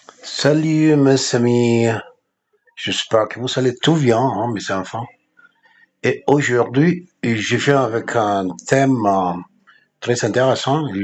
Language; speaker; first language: French; non-native, fluent; Spanish